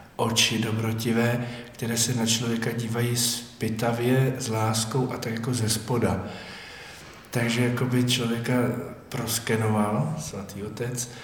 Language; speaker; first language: Czech; native; Czech